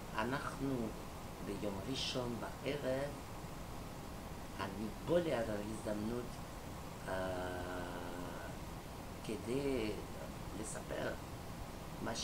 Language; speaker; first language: Hebrew; non-native, learner; French